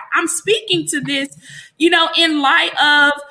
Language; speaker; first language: English; native; English